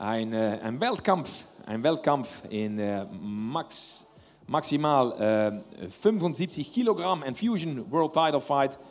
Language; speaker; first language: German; non-native, learner; Dutch